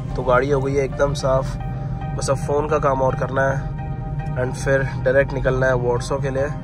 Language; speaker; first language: Hindi; native; Hindi